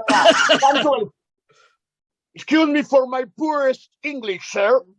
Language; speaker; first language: English; non-native, learner; Spanish